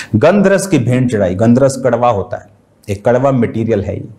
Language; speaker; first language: Hindi; native; Hindi